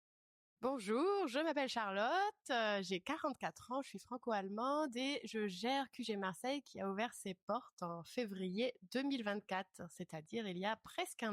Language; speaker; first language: French; native; French